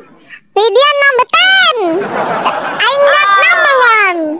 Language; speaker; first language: Vietnamese; non-native, learner; Indonesian